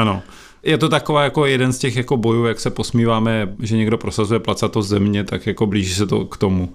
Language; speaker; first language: Czech; native; Czech